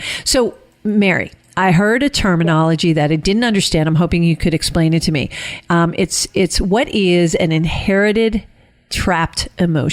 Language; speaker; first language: English; native; English